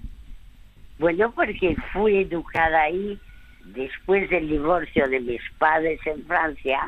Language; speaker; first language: Spanish; early bilingual, other home language; French